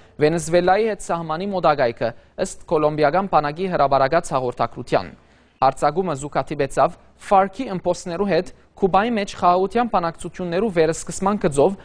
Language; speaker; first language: Armenian; early bilingual, heritage; Armenian